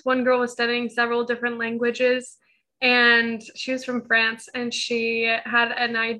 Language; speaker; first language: English; native; English